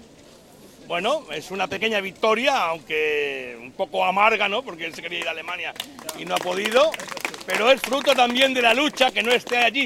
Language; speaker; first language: Spanish; native; Spanish